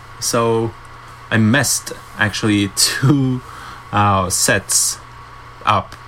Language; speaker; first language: English; non-native, fluent; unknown